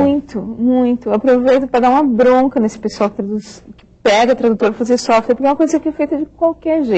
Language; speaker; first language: Portuguese; native; Portuguese